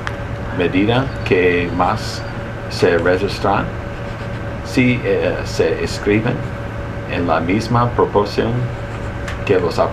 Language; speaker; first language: Spanish; early bilingual, heritage; Spanish